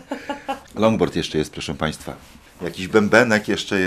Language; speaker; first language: Polish; native; Polish